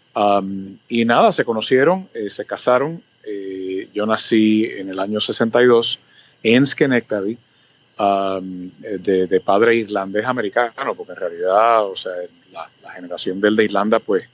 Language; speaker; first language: Spanish; early bilingual, other home language; English